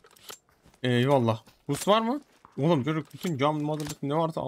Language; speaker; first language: Turkish; native; Turkish